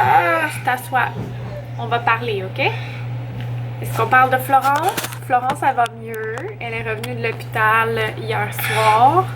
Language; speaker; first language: French; native; French